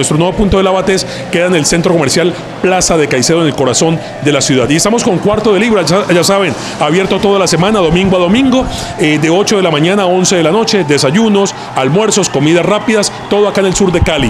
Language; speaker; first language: Spanish; native; Spanish